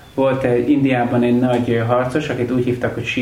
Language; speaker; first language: Hungarian; native; Hungarian